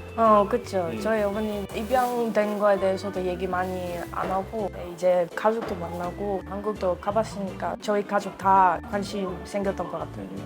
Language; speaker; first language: Korean; non-native, fluent; Dutch